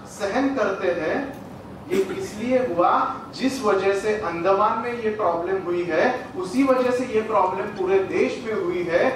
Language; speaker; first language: Hindi; non-native, local second language; Marathi